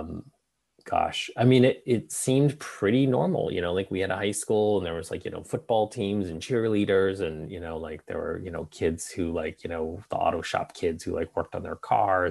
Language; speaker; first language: English; native; English